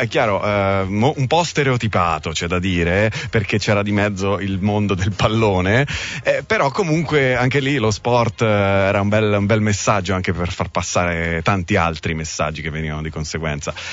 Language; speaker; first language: Italian; native; Italian